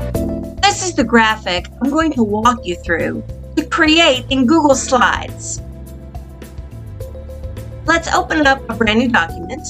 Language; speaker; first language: English; native; English